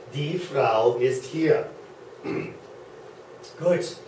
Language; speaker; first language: German; non-native, fluent; English